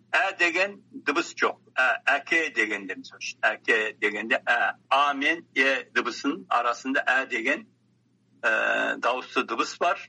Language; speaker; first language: Kazakh; early bilingual, heritage; Kazakh